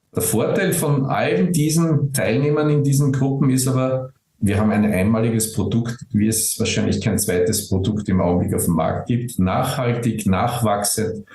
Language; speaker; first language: German; native; German